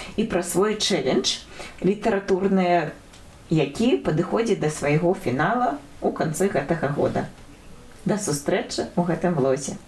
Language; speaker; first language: Belarusian; non-native, local second language; Russian